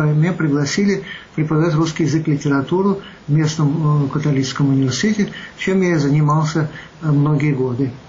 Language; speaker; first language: Russian; native; Russian